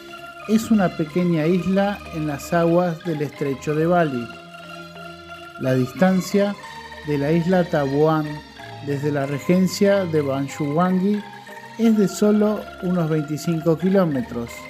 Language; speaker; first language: Spanish; non-native, fluent; Indonesian